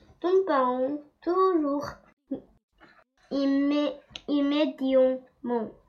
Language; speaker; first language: French; non-native, learner; Chinese